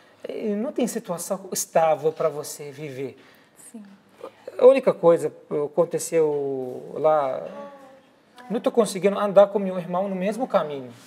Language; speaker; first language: Portuguese; non-native, learner; Arabic